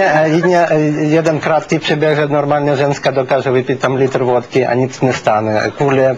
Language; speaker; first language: Czech; non-native, learner; Russian